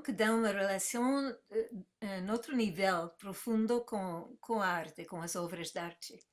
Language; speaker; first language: Portuguese; non-native, fluent; English